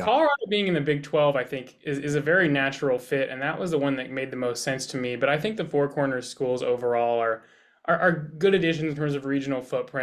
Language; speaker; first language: English; native; English